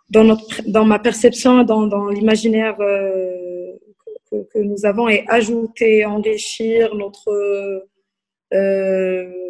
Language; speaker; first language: French; non-native, local second language; Arabic